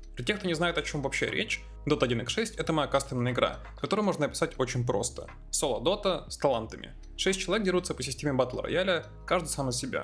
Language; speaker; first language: Russian; native; Russian